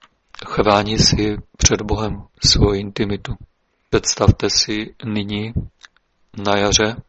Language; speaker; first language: Czech; native; Czech